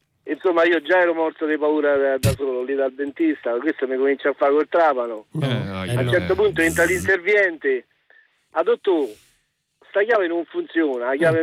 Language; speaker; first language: Italian; native; Italian